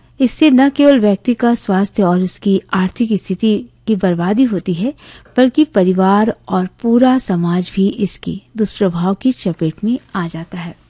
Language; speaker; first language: Hindi; native; Hindi